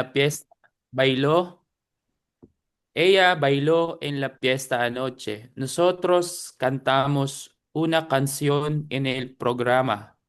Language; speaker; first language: Spanish; non-native, learner; Filipino